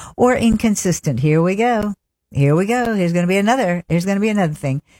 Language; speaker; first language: English; early bilingual, other home language; French